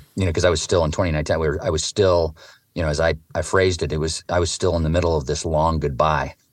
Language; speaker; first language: English; native; English